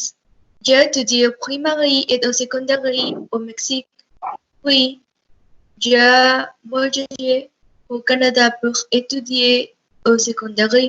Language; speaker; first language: French; non-native, learner; Spanish